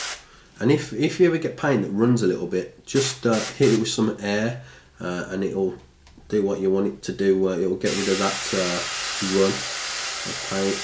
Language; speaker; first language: English; native; English